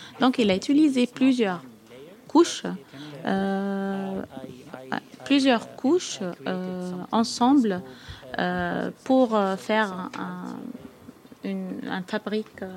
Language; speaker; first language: French; non-native, fluent; Arabic